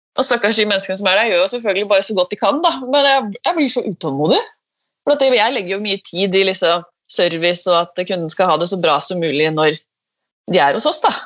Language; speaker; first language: Norwegian; native; Norwegian